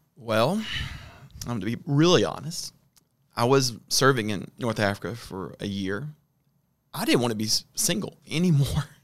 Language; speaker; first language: English; native; English